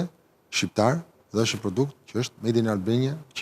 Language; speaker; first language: Albanian; native; Albanian